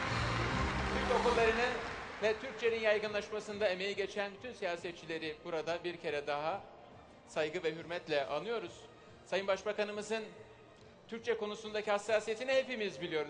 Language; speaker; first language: Turkish; native; Turkish